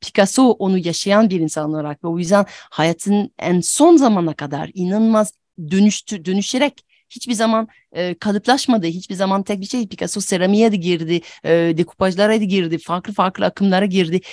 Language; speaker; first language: Turkish; non-native, fluent; French